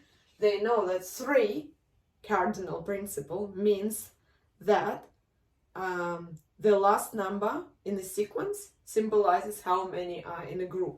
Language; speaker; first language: English; non-native, fluent; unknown